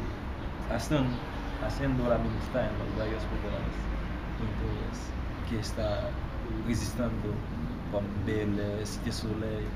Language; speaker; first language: Spanish; non-native, learner; Haitian Creole